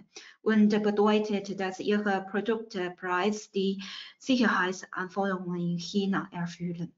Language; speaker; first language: German; non-native, fluent; Chinese